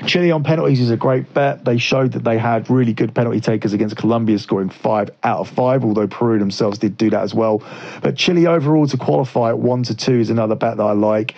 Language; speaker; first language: English; native; English